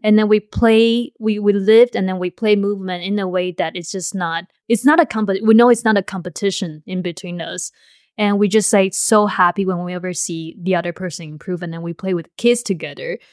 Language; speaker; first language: English; non-native, fluent; Chinese